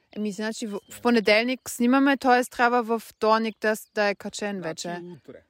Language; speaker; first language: Bulgarian; native; Bulgarian